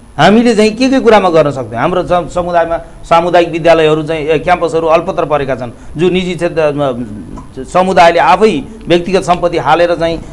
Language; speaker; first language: Nepali; native; Nepali